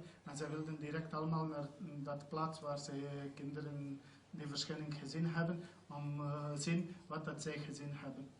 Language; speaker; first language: Dutch; non-native, fluent; Croatian